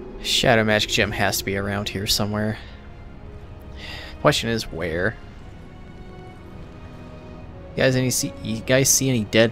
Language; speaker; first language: English; native; English